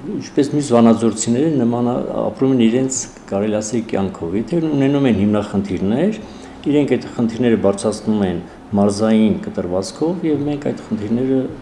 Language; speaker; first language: Armenian; native; Armenian